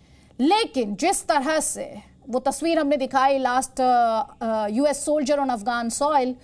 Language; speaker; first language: Hindi; native; Hindi